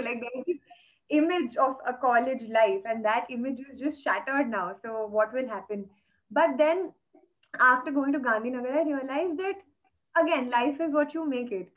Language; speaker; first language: English; non-native, local second language; Hindi